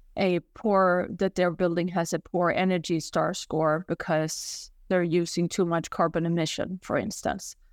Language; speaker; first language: English; non-native, fluent; Swedish